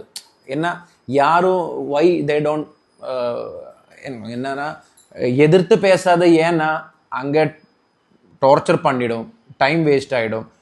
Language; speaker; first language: Tamil; non-native, local second language; Malayalam